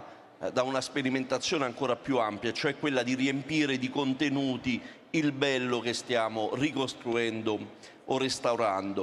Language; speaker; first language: Italian; native; Italian